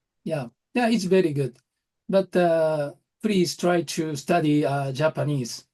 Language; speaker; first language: English; non-native, learner; Japanese